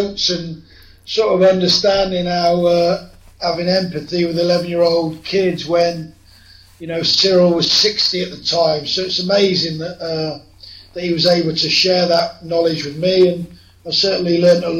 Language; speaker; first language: English; native; English